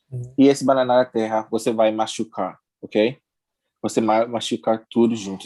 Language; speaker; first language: Portuguese; non-native, learner; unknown